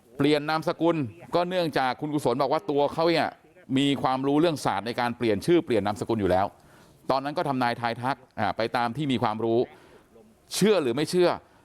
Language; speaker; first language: Thai; native; Thai